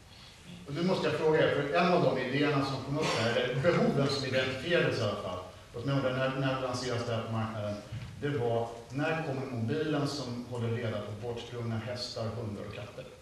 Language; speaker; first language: Swedish; native; Swedish